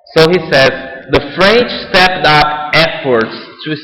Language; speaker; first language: English; non-native, fluent; Portuguese